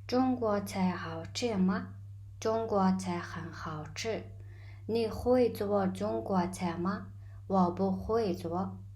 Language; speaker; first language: Chinese; non-native, fluent; Mongolian